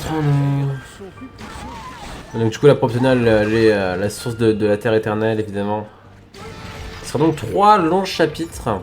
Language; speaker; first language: French; native; French